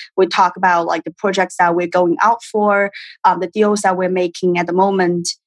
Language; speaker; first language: English; non-native, fluent; Chinese